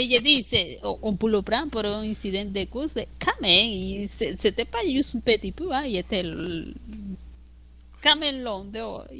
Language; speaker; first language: French; non-native, fluent; Spanish